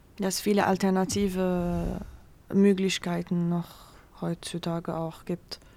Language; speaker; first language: German; non-native, fluent; Arabic